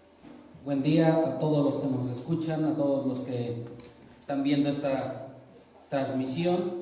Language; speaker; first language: Spanish; native; Spanish